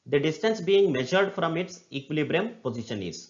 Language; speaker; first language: English; non-native, local second language; Kannada